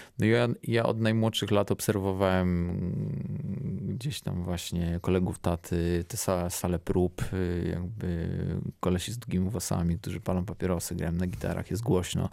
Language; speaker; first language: Polish; native; Polish